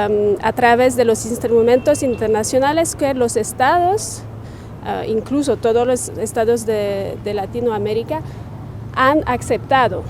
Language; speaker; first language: Spanish; non-native, fluent; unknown